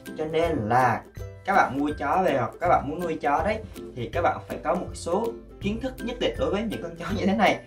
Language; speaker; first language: Vietnamese; native; Vietnamese